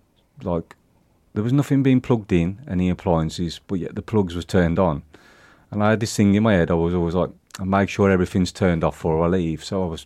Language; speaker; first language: English; native; English